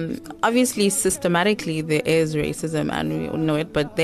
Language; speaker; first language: English; non-native, local second language; Xhosa